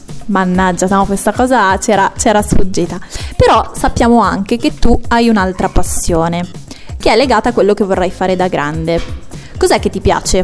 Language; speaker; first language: Italian; native; Italian